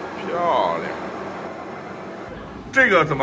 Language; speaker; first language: Chinese; native; Chinese